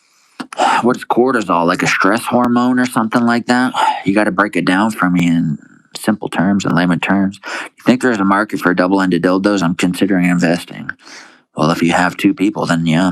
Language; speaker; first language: English; native; English